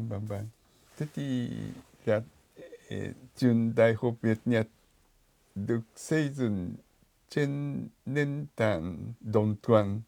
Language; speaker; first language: Vietnamese; non-native, fluent; Japanese